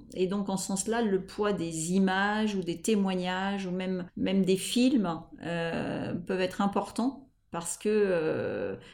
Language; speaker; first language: French; native; French